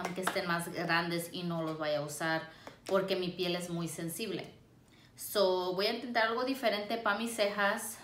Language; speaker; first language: Spanish; early bilingual, heritage; Spanish